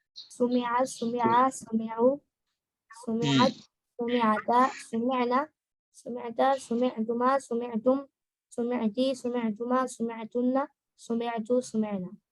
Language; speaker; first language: Arabic; non-native, learner; Urdu